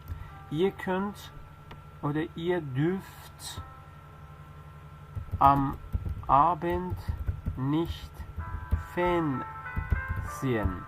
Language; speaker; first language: German; non-native, fluent; Persian